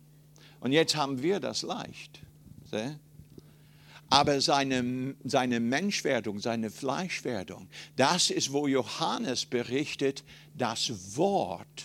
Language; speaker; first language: German; non-native, fluent; English